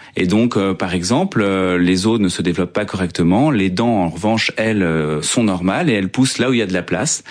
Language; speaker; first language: French; native; French